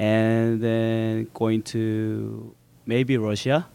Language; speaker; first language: English; non-native, learner; Korean